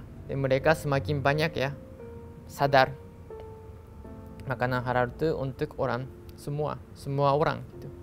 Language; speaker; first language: Indonesian; non-native, learner; Japanese